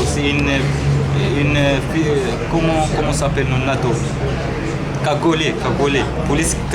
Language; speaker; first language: French; non-native, learner; Arabic